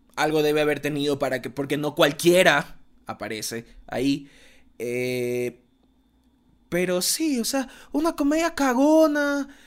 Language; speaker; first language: Spanish; native; Spanish